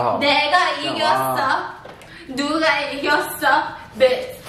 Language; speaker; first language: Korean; early bilingual, heritage; English